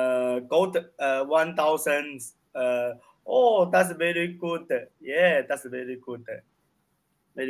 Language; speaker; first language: English; non-native, learner; Chinese